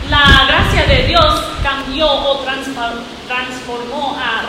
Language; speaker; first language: Spanish; non-native, learner; English